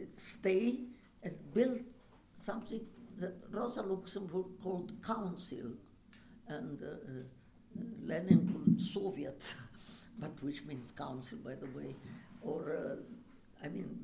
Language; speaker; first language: English; non-native, fluent; Italian